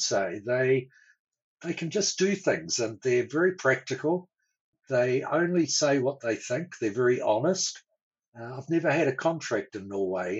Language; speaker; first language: English; native; English